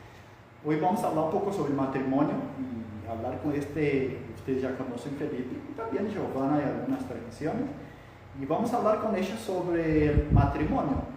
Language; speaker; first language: Spanish; non-native, fluent; Portuguese